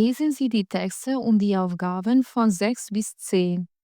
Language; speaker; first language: German; non-native, fluent; Albanian